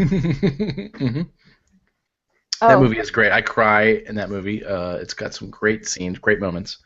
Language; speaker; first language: English; native; English